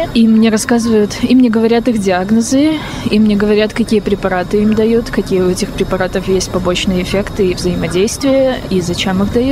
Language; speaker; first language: Russian; native; Russian